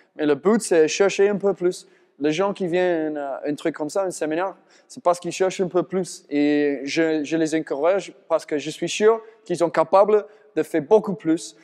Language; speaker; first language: French; non-native, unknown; English